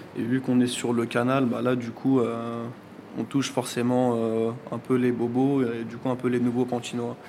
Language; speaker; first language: French; early bilingual, other home language; Turkish